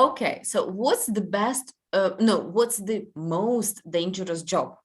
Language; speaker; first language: English; non-native, fluent; Russian